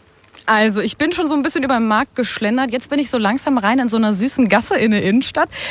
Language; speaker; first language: German; native; German